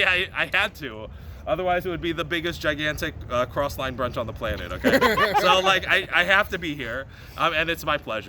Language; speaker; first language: English; native; English